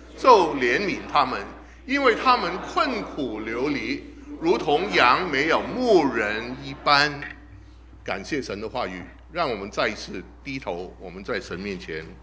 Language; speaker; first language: Chinese; non-native, local second language; Cantonese